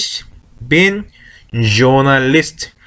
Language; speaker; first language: German; non-native, learner; Korean